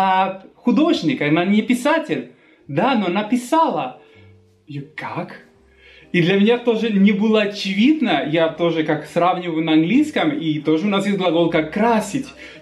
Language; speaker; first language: Russian; non-native, fluent; Spanish